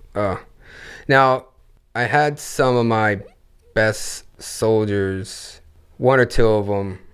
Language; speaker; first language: English; native; English